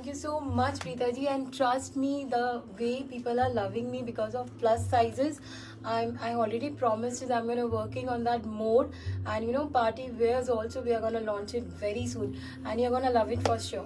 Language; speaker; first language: English; non-native, local second language; Hindi